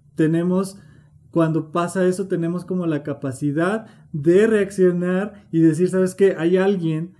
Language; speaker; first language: Spanish; native; Spanish